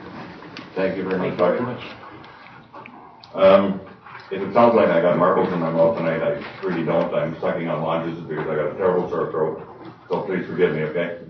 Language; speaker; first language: English; native; English